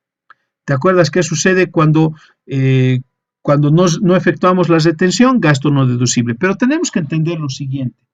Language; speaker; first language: Spanish; native; Spanish